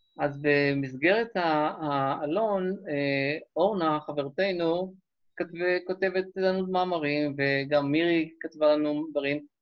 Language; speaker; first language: Hebrew; native; Hebrew